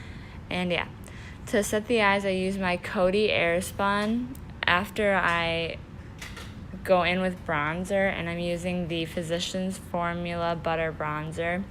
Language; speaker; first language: English; native; English